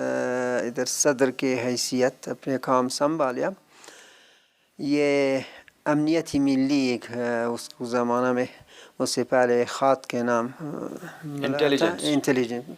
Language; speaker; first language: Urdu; non-native, learner; Persian